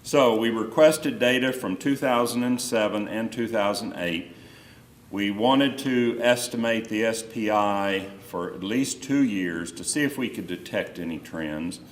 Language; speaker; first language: English; native; English